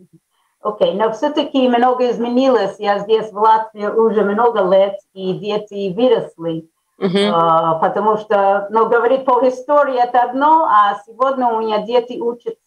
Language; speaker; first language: Russian; early bilingual, heritage; Russian